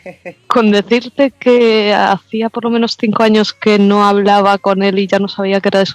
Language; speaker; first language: Spanish; native; Spanish